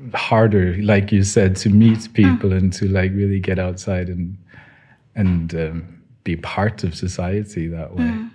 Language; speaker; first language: English; non-native, local second language; Tswana